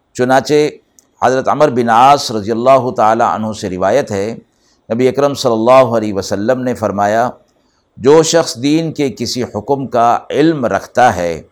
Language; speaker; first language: Urdu; native; Urdu